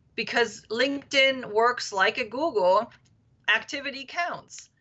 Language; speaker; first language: English; non-native, fluent; German